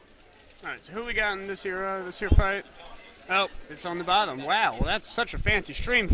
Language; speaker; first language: English; native; English